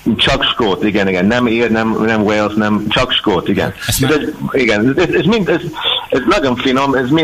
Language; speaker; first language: Hungarian; non-native, learner; English